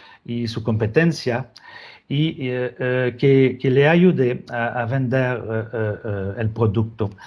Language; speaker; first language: Spanish; non-native, fluent; French